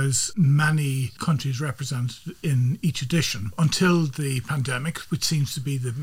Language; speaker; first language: English; native; English